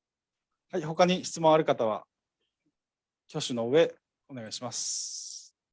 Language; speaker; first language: Japanese; native; Japanese